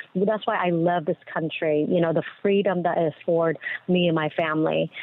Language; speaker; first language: English; early bilingual, other home language; Vietnamese